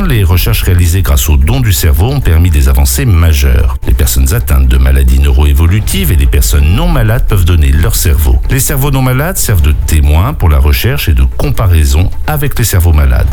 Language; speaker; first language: French; native; French